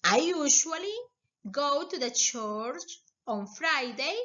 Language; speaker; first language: English; non-native, fluent; Spanish